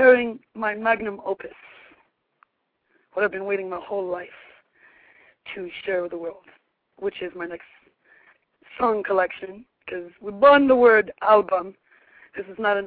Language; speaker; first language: English; native; English